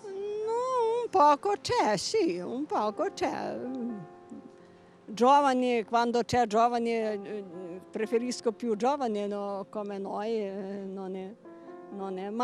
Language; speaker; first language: Italian; non-native, learner; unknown